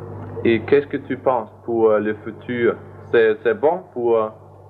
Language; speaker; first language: French; non-native, learner; Danish